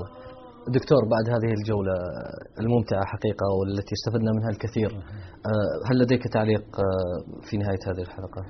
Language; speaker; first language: Arabic; native; Arabic